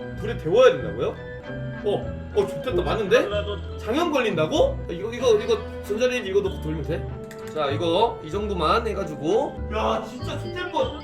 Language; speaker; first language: Korean; native; Korean